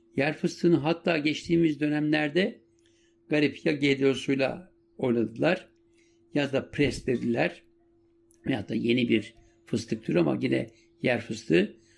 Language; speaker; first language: Turkish; native; Turkish